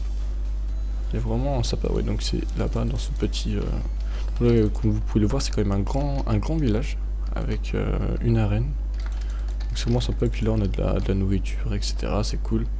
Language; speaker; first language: French; native; French